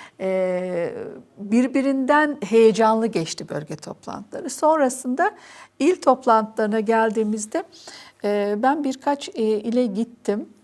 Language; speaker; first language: Turkish; native; Turkish